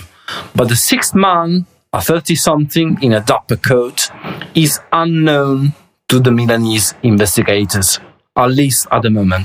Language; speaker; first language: English; non-native, fluent; Italian